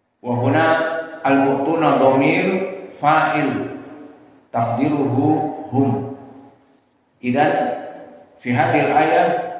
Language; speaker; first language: Arabic; non-native, learner; Indonesian